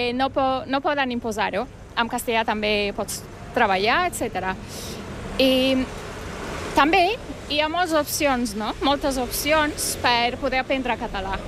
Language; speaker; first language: Catalan; non-native, fluent; Turkish